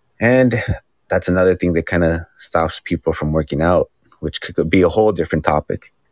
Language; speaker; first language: English; native; English